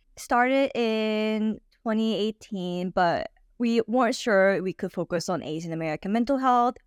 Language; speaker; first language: English; native; English